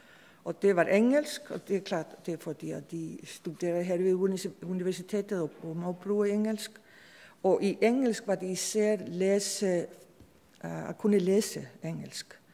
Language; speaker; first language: Danish; non-native, fluent; Icelandic